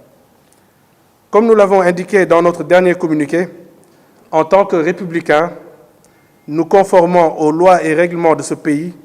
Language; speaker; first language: French; non-native, local second language; Wolof